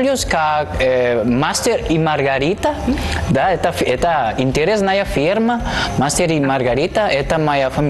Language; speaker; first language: Russian; non-native, learner; Spanish